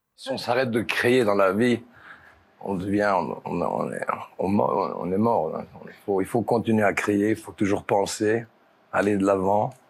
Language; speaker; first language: French; native; French